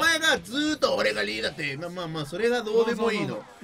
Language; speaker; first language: Japanese; non-native, learner; Spanish